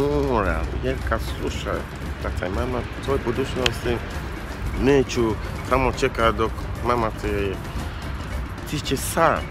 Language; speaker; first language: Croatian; non-native, learner; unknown